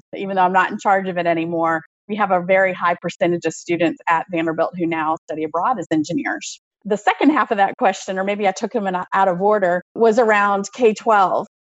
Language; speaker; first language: English; native; English